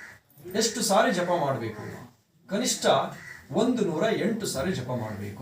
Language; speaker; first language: Kannada; native; Kannada